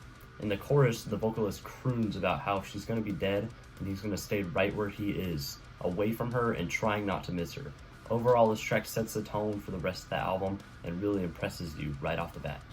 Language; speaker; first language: English; native; English